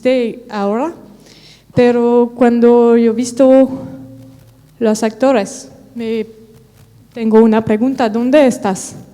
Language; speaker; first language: Spanish; non-native, learner; French